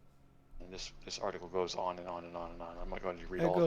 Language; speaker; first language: English; native; English